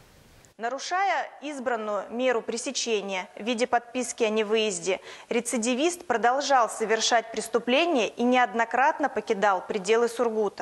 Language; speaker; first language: Russian; native; Russian